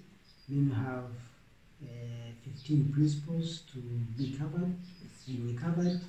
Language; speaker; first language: English; non-native, local second language; Swahili